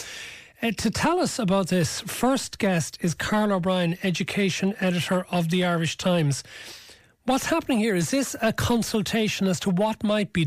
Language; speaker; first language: English; native; English